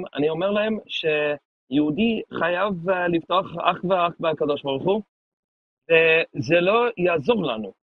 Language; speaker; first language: Hebrew; non-native, fluent; English